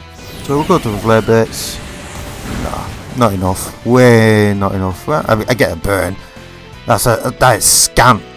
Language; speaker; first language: English; native; English